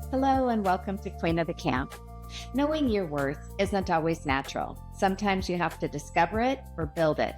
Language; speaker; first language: English; native; English